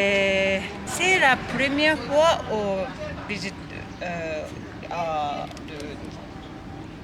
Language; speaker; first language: French; non-native, learner; Japanese